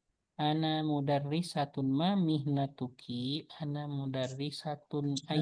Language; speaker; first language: Arabic; non-native, fluent; Indonesian